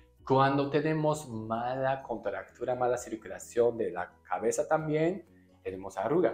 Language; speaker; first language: Spanish; non-native, learner; Japanese